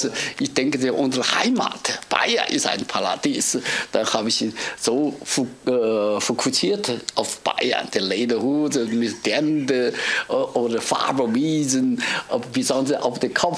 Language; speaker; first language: German; non-native, learner; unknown